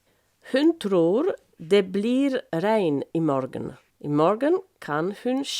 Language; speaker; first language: Norwegian; non-native, fluent; French